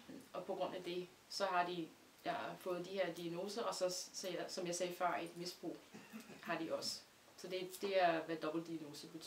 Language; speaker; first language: Danish; non-native, fluent; English